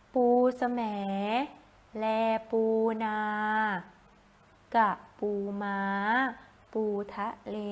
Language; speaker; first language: Thai; native; Thai